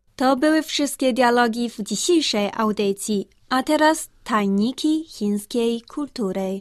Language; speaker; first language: Polish; non-native, fluent; Chinese